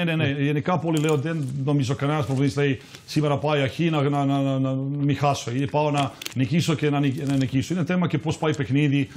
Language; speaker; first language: Greek; non-native, fluent; Serbian